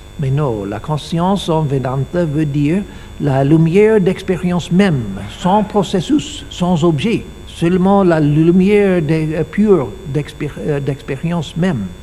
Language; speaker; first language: French; non-native, learner; English